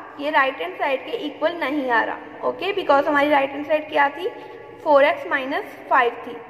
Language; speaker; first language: Hindi; non-native, local second language; Punjabi